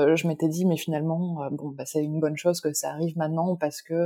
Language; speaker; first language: French; native; French